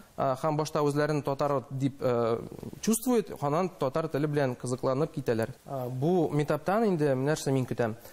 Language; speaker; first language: Tatar; non-native, local second language; Russian